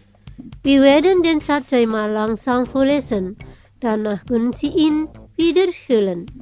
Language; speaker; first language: German; non-native, fluent; Indonesian